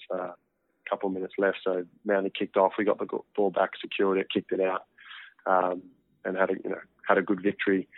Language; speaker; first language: English; native; English